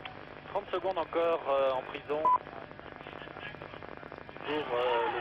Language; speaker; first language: French; native; French